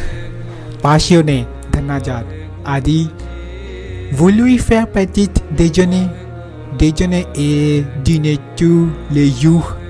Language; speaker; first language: French; non-native, learner; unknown